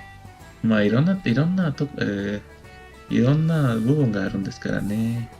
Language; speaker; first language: Japanese; non-native, learner; Spanish